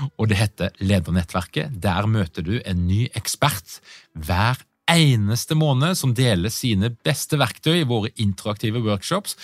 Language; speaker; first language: Norwegian; native; Norwegian